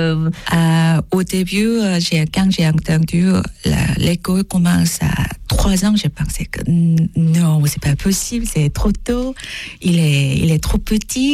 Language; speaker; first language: French; non-native, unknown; Korean